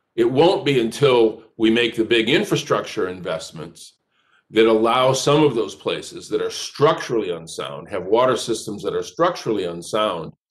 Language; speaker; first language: English; native; English